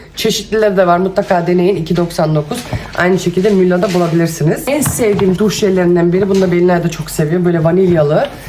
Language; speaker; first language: Turkish; early bilingual, heritage; Turkish